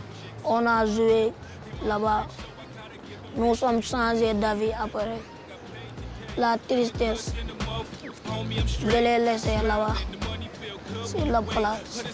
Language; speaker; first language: French; non-native, learner; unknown